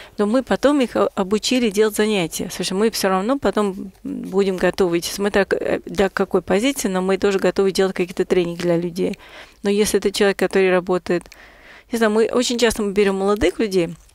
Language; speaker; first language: Russian; non-native, fluent; English